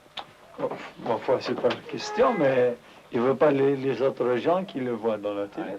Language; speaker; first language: French; native; French